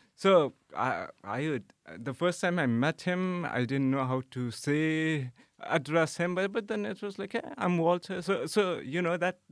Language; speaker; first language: English; non-native, local second language; Nepali